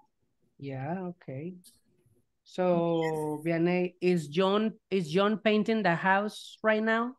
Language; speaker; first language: English; non-native, fluent; Spanish